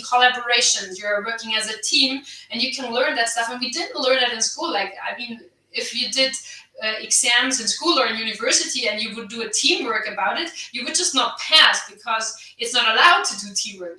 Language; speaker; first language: English; non-native, fluent; German